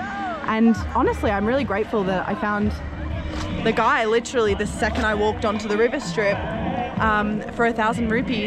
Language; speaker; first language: English; non-native, fluent; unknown